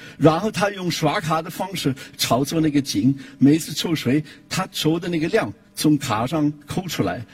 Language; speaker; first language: Chinese; non-native, fluent; German